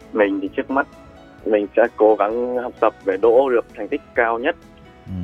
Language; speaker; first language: Vietnamese; native; Vietnamese